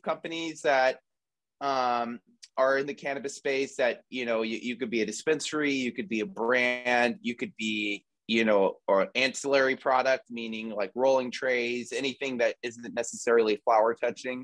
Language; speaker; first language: English; native; English